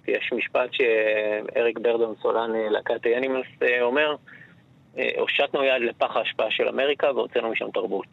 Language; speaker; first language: Hebrew; native; Hebrew